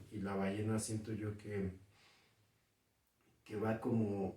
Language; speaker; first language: Spanish; native; Spanish